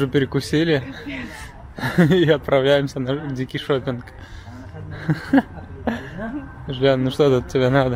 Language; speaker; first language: Russian; native; Russian